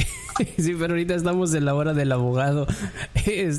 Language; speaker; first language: Spanish; native; Spanish